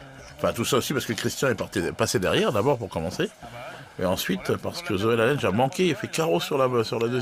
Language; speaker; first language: French; native; French